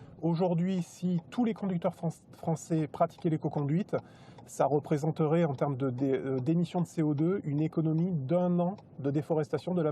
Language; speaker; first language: French; native; French